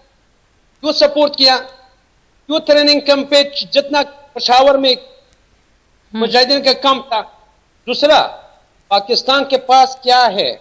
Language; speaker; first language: Hindi; non-native, learner; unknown